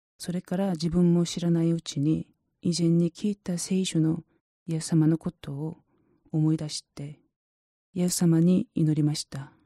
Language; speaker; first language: Japanese; non-native, learner; Korean